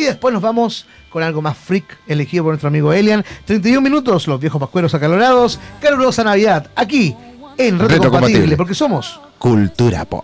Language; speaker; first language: Spanish; native; Spanish